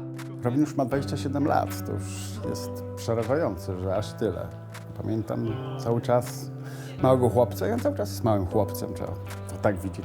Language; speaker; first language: Polish; native; Polish